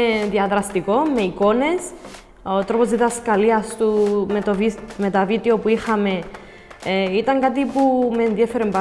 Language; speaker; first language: Greek; native; Greek